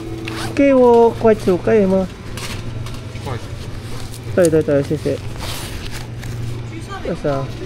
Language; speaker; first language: Chinese; non-native, learner; Filipino